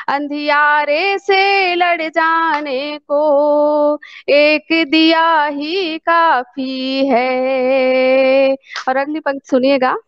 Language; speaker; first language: Hindi; native; Hindi